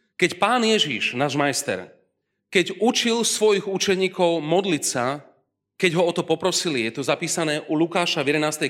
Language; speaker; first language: Slovak; native; Slovak